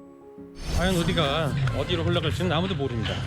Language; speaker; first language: Korean; native; Korean